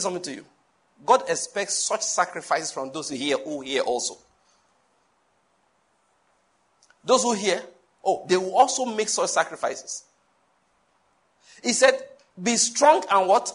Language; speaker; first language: English; non-native, local second language; Yoruba